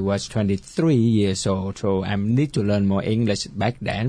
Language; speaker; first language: English; non-native, fluent; Vietnamese